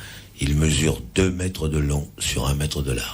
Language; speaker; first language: French; native; French